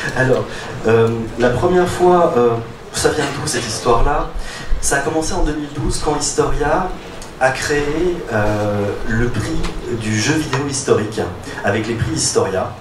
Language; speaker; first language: French; native; French